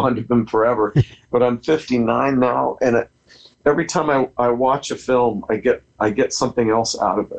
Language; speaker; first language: English; native; English